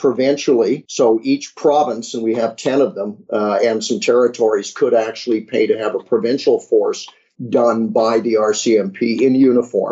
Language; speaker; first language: English; native; English